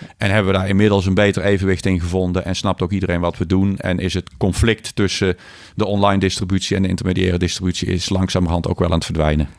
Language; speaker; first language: Dutch; native; Dutch